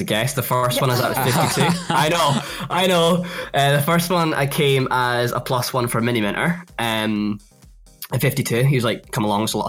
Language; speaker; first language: English; native; English